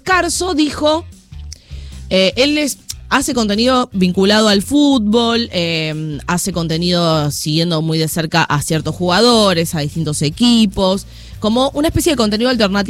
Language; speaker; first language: Spanish; native; Spanish